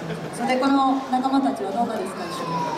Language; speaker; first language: Japanese; native; Japanese